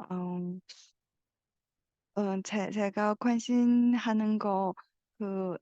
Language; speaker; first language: Korean; non-native, learner; Chinese